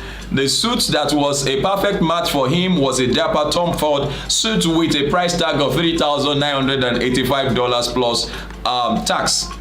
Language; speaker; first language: English; non-native, local second language; Yoruba